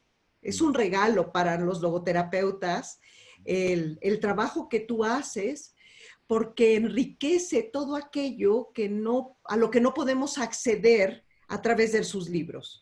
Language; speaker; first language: Spanish; native; Spanish